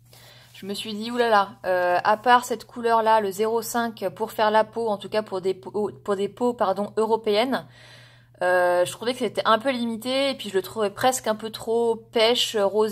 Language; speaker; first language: French; native; French